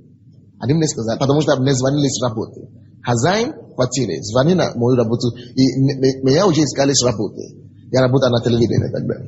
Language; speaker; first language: Russian; non-native, fluent; Yoruba